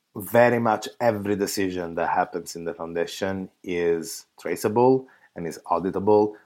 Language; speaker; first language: English; non-native, fluent; Italian